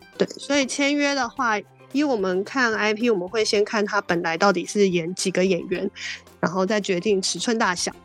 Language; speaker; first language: Chinese; native; Chinese